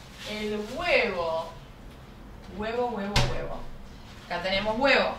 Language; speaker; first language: Spanish; native; Spanish